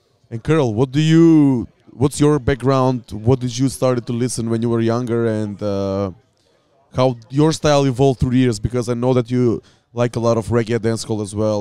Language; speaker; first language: English; non-native, fluent; Macedonian